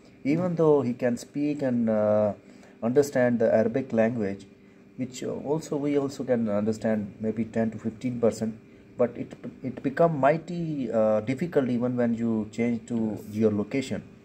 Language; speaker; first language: English; non-native, local second language; Urdu